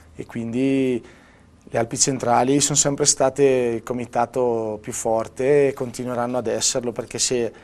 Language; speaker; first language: Italian; native; Italian